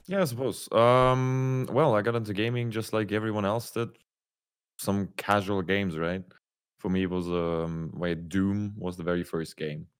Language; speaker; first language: English; non-native, fluent; German